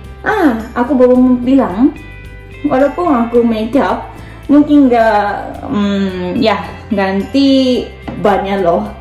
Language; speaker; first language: Indonesian; non-native, learner; Japanese